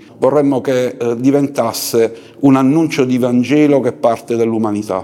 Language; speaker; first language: Italian; native; Italian